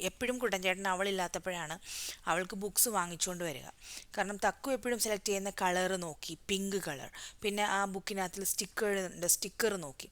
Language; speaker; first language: Malayalam; native; Malayalam